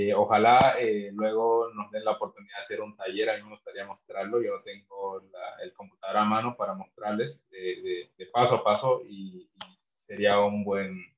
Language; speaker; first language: Spanish; non-native, local second language; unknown